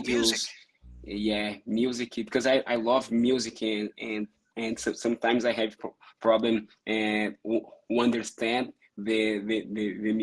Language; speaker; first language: English; non-native, learner; Portuguese